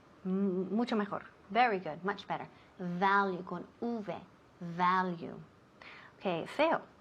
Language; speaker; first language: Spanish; non-native, fluent; English